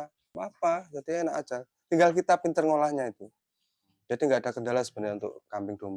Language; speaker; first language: Indonesian; non-native, local second language; Javanese